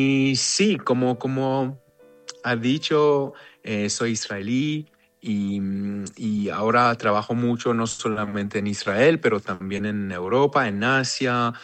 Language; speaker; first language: Spanish; non-native, fluent; Hebrew